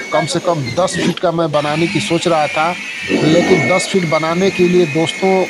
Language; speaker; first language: Hindi; native; Hindi